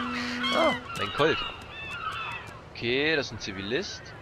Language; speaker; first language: German; native; German